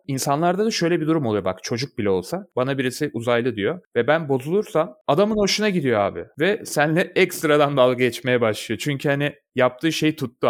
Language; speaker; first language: Turkish; native; Turkish